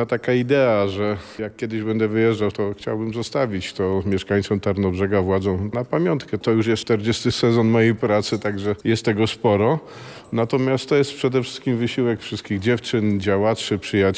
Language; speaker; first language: Polish; native; Polish